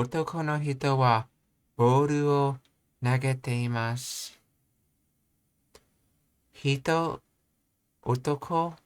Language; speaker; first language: Japanese; non-native, learner; English